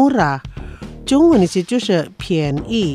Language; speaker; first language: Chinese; non-native, fluent; Indonesian